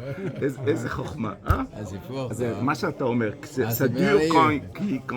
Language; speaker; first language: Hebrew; non-native, fluent; French